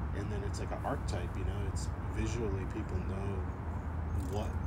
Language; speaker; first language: English; native; English